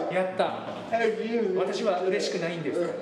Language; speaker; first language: Japanese; native; Japanese